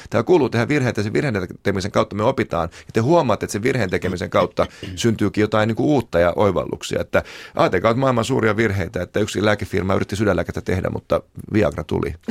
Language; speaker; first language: Finnish; native; Finnish